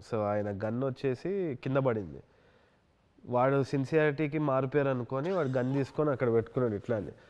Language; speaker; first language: Telugu; native; Telugu